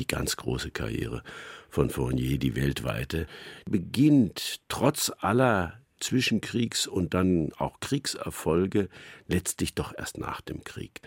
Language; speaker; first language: German; native; German